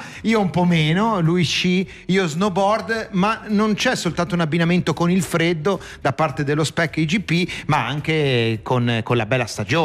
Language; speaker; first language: Italian; native; Italian